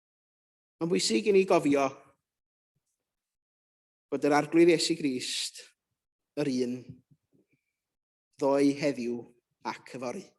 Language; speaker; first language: Welsh; native; Welsh